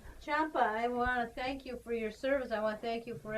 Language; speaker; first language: English; native; English